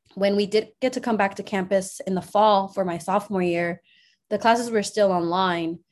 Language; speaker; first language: English; early bilingual, other home language; Spanish